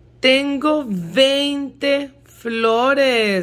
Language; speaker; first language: Spanish; early bilingual, heritage; Spanish